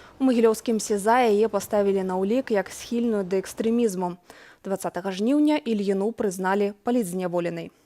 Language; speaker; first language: Belarusian; native; Belarusian